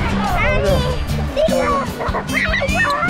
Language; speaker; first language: Korean; native; Korean